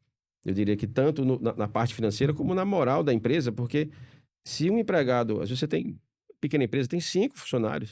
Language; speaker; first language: Portuguese; native; Portuguese